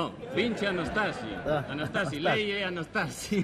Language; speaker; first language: Italian; non-native, learner; Spanish